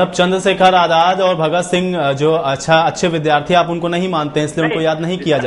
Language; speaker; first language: Hindi; native; Hindi